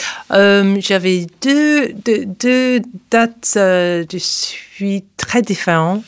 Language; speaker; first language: French; non-native, fluent; English